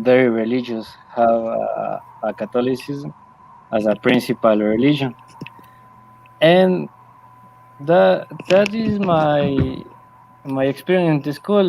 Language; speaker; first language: English; non-native, learner; Spanish